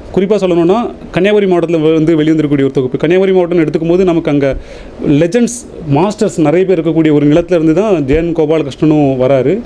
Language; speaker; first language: Tamil; native; Tamil